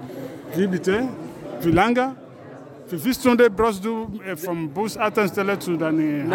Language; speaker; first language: German; non-native, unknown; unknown